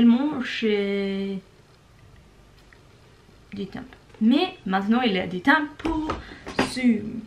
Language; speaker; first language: French; non-native, learner; Norwegian